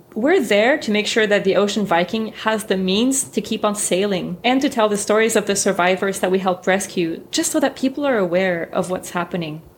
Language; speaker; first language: English; early bilingual, other home language; French